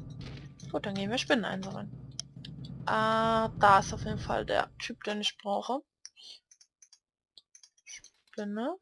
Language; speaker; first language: German; native; German